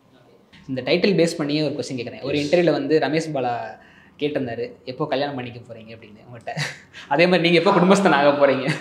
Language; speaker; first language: Tamil; native; Tamil